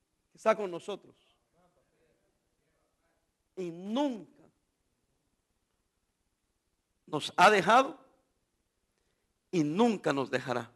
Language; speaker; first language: Spanish; native; Spanish